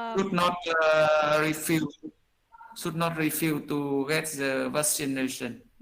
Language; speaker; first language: English; non-native, learner; Vietnamese